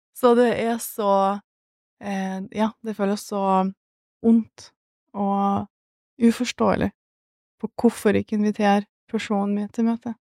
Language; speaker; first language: Norwegian; early bilingual, other home language; Russian